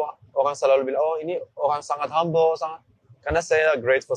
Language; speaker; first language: Indonesian; non-native, learner; Dutch